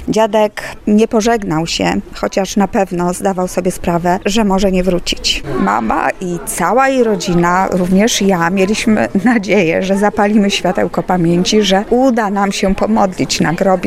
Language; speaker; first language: Polish; native; Polish